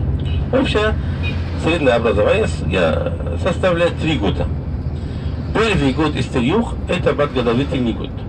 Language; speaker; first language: Russian; non-native, fluent; Arabic